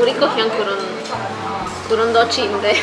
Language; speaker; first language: Korean; non-native, learner; Spanish